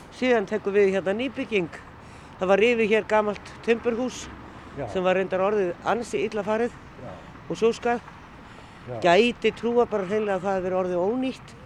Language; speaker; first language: Icelandic; native; Icelandic